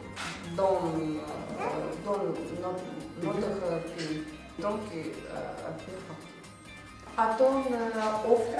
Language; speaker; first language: French; non-native, learner; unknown